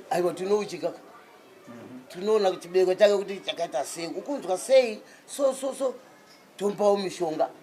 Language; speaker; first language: Shona; non-native, fluent; Nyanja